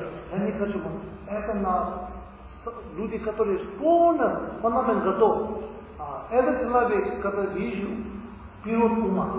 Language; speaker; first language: Russian; non-native, learner; Tibetan